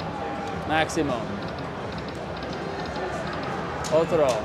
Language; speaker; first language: Spanish; non-native, learner; English